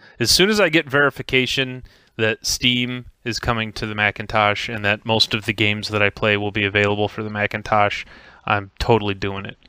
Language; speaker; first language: English; native; English